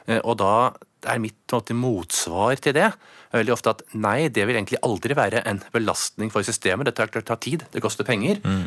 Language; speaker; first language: Norwegian; native; Norwegian